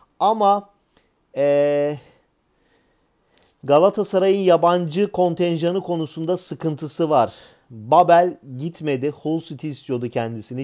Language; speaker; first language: Turkish; native; Turkish